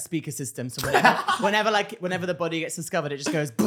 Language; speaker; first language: English; native; English